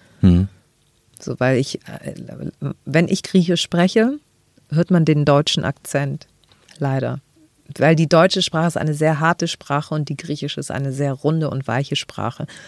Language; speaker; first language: German; early bilingual, other home language; Greek